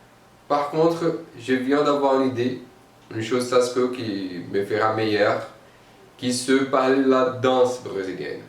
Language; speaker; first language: French; non-native, fluent; Portuguese